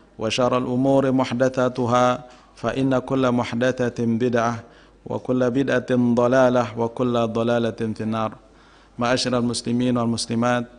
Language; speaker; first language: Arabic; non-native, fluent; Indonesian